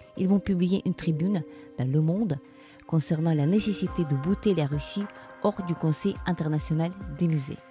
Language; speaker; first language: French; non-native, fluent; Ukrainian